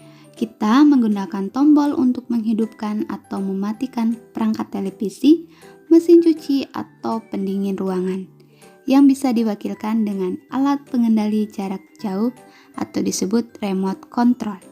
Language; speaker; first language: Indonesian; native; Indonesian